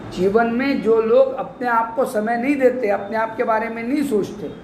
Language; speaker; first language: Hindi; non-native, local second language; Marathi